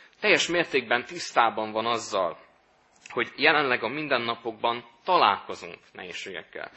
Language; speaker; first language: Hungarian; native; Hungarian